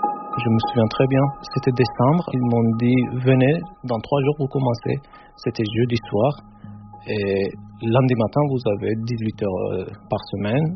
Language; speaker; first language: French; non-native, fluent; Turkish